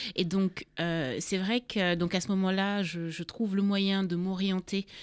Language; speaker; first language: French; native; French